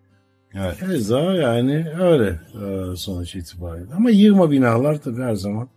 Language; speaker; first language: Turkish; native; Turkish